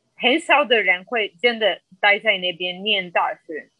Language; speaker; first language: Chinese; non-native, fluent; Spanish